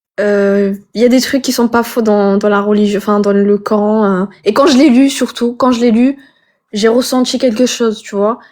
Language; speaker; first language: French; early bilingual, other home language; Arabic